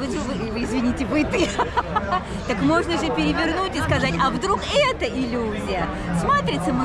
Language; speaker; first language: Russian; native; Russian